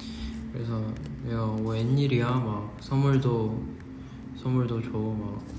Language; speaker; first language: Korean; non-native, fluent; Chinese